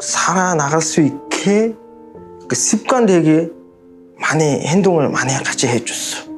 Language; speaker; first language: Korean; non-native, fluent; Mongolian